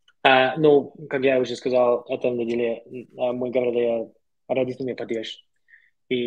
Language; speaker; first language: Russian; non-native, learner; English